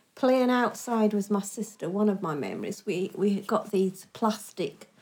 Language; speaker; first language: English; native; English